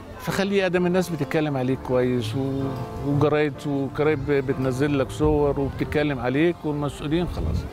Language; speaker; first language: Arabic; native; Arabic